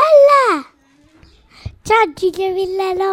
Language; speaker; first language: Italian; early bilingual, other home language; Filipino